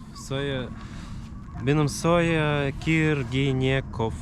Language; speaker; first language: Turkish; non-native, learner; Russian